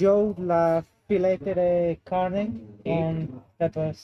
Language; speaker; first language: Spanish; non-native, learner; Filipino